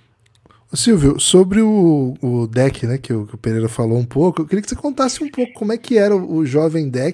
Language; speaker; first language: Portuguese; native; Portuguese